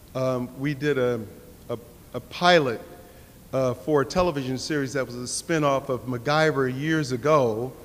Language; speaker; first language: English; native; English